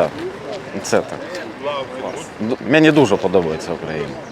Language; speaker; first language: Ukrainian; non-native, learner; Lithuanian